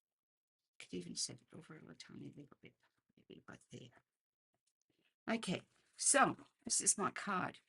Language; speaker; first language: English; native; English